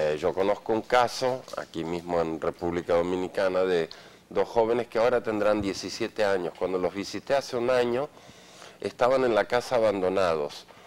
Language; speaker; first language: Spanish; non-native, fluent; Swedish